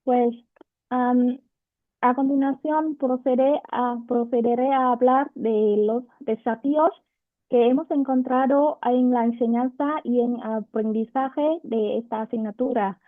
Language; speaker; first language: Spanish; non-native, fluent; Vietnamese